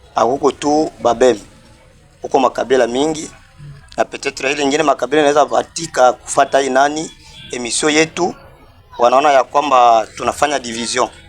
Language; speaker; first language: Swahili; non-native, local second language; Bembe